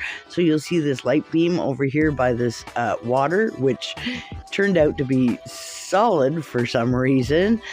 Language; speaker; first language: English; native; English